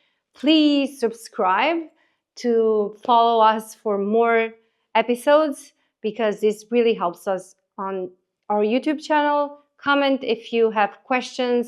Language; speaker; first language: English; non-native, fluent; Romanian